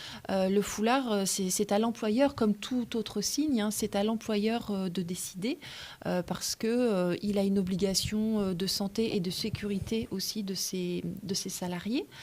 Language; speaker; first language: French; native; French